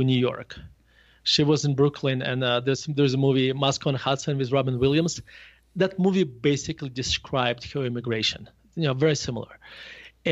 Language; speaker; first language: English; non-native, fluent; Russian